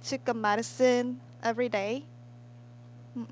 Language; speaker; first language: English; non-native, learner; Korean